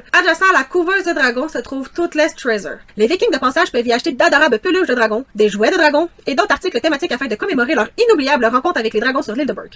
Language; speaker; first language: French; native; French